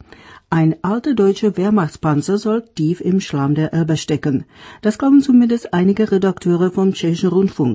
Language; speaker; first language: German; native; German